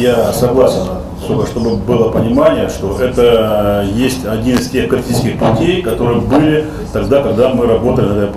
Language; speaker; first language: Russian; native; Russian